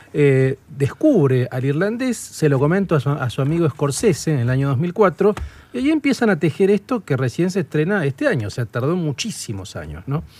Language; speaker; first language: Spanish; native; Spanish